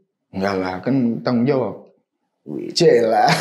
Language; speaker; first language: Indonesian; native; Indonesian